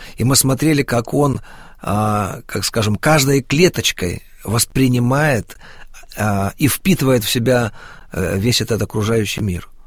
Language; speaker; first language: Russian; native; Russian